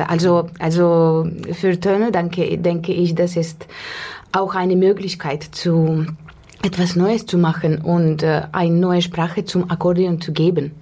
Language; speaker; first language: German; non-native, learner; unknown